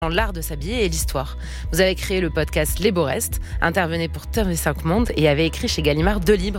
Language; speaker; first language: French; native; French